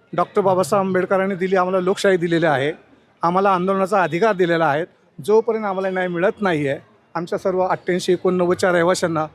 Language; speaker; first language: Marathi; native; Marathi